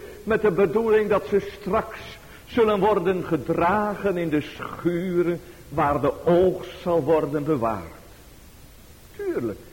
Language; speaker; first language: Dutch; native; Dutch